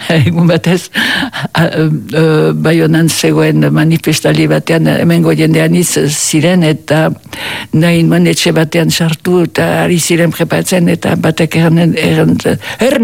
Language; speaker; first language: Basque; native; Basque